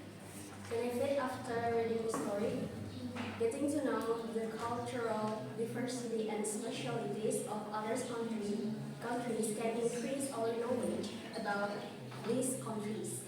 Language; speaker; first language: English; non-native, local second language; Indonesian